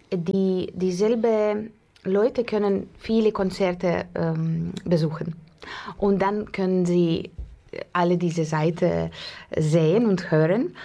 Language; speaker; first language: German; non-native, learner; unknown